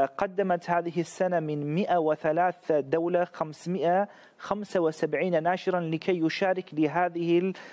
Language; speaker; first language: Arabic; non-native, fluent; Turkish